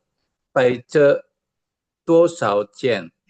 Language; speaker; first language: Chinese; non-native, learner; Indonesian